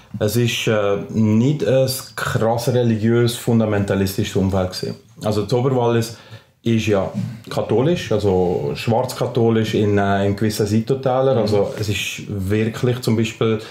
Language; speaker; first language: German; native; German